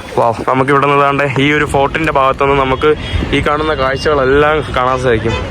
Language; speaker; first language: Malayalam; native; Malayalam